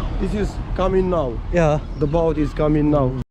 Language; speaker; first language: English; non-native, learner; Arabic